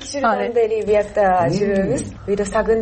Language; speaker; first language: Kyrgyz; non-native, learner; Japanese